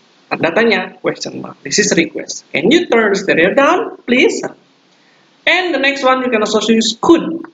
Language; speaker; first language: English; non-native, fluent; Indonesian